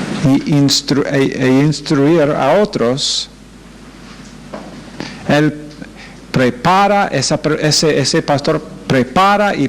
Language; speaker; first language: Spanish; non-native, fluent; English